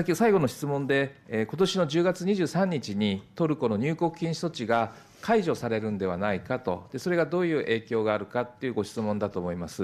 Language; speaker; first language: Japanese; native; Japanese